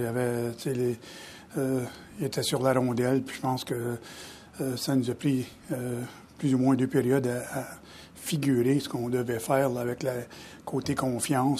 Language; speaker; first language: French; native; French